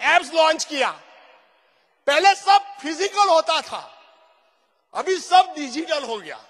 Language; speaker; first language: Hindi; non-native, local second language; Gujarati